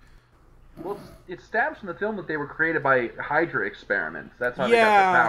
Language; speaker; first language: English; native; English